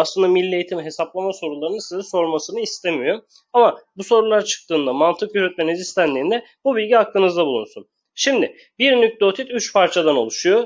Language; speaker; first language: Turkish; native; Turkish